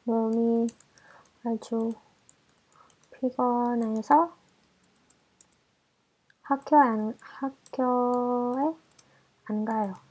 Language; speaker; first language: Korean; non-native, fluent; Indonesian